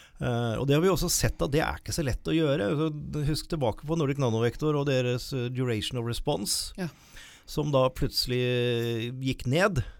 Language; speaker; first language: Norwegian; native; Norwegian